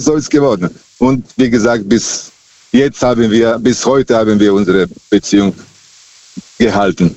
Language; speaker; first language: German; native; German